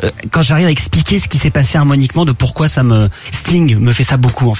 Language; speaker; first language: French; native; French